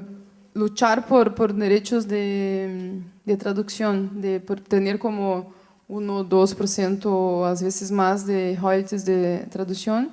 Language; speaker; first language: Spanish; non-native, fluent; Portuguese